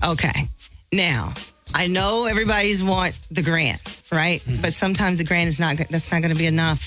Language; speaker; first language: English; native; English